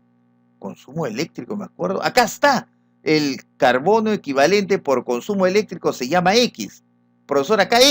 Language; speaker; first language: Spanish; native; Spanish